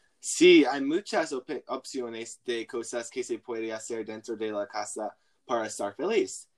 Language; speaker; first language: Spanish; non-native, learner; English